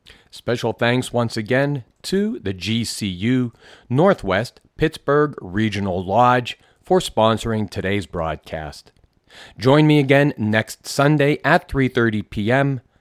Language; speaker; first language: English; native; English